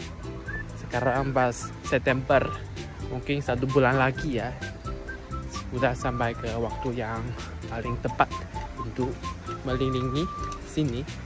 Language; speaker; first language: Indonesian; non-native, fluent; Chinese